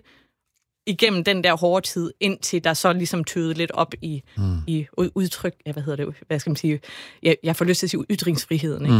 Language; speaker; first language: Danish; native; Danish